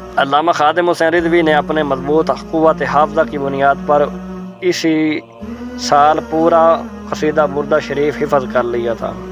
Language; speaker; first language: Urdu; non-native, local second language; Punjabi